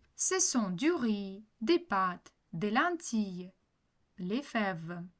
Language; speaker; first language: French; non-native, fluent; Ukrainian